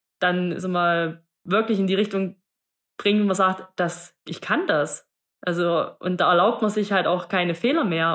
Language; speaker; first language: German; native; German